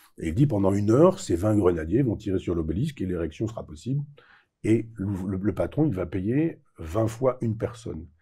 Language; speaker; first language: French; native; French